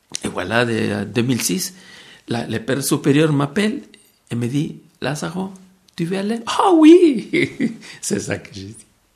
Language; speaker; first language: French; non-native, fluent; Spanish